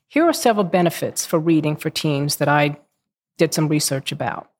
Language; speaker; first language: English; native; English